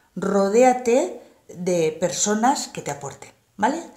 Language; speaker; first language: Spanish; non-native, local second language; Catalan